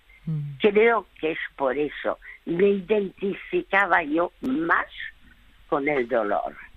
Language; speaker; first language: Spanish; early bilingual, other home language; French